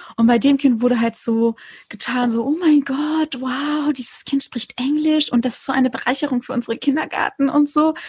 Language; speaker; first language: German; early bilingual, other home language; Turkish